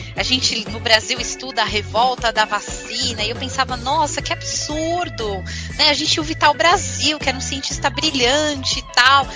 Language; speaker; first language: Portuguese; native; Portuguese